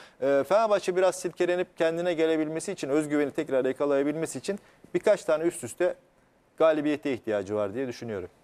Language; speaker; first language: Turkish; native; Turkish